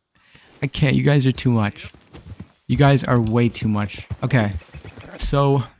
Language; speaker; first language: English; native; English